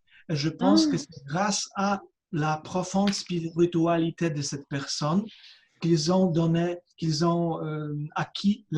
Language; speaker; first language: French; non-native, fluent; Polish